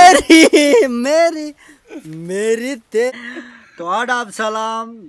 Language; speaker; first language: Hindi; non-native, local second language; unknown